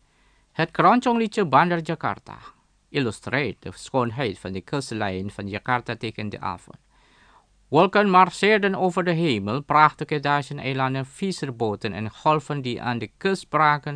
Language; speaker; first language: Dutch; non-native, fluent; Indonesian